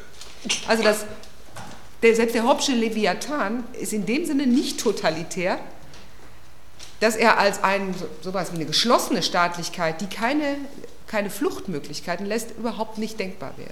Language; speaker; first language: German; native; German